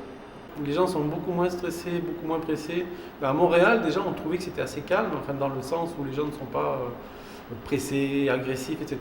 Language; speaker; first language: French; native; French